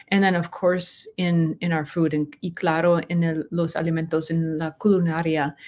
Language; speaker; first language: Spanish; non-native, learner; English